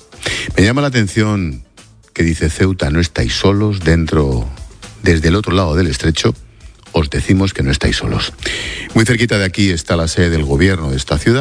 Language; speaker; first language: Spanish; native; Spanish